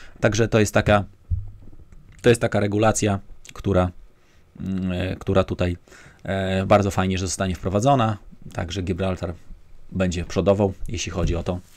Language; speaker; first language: Polish; native; Polish